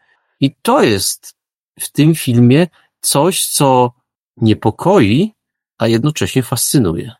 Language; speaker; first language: Polish; native; Polish